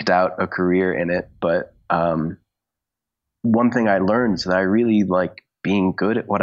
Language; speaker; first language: English; native; English